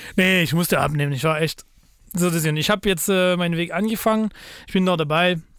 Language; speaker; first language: German; non-native, fluent; French